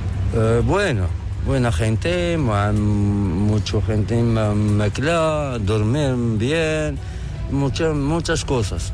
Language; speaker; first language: Spanish; non-native, learner; Arabic